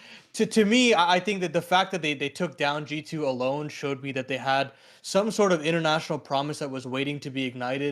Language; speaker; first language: English; native; English